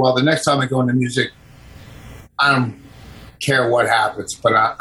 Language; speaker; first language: English; native; English